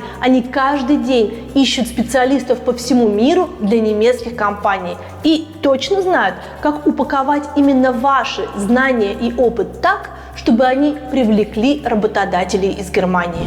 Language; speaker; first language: Russian; native; Russian